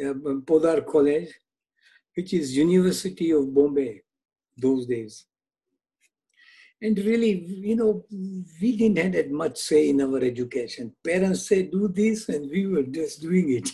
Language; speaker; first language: English; non-native, local second language; Gujarati